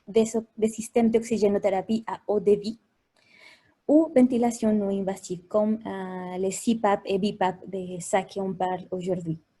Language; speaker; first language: French; non-native, fluent; Spanish